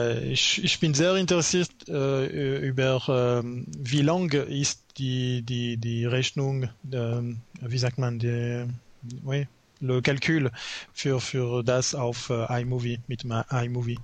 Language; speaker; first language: German; non-native, learner; French